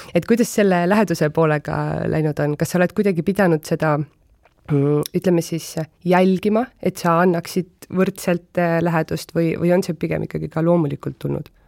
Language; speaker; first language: Estonian; native; Estonian